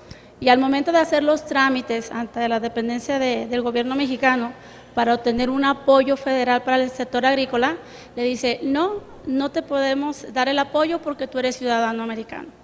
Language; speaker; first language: Spanish; native; Spanish